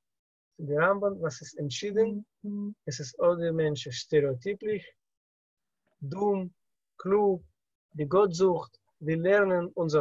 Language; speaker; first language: German; non-native, learner; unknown